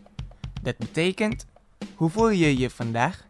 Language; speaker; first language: Dutch; non-native, fluent; Indonesian